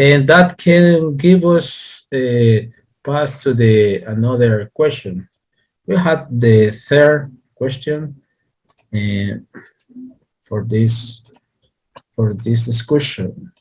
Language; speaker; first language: English; non-native, learner; Spanish